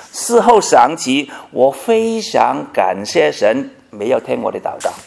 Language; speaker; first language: Chinese; non-native, local second language; Cantonese